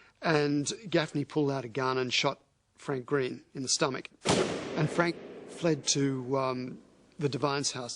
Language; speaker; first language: English; native; English